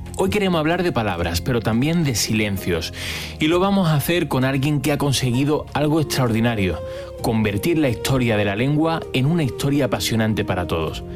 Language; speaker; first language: Spanish; native; Spanish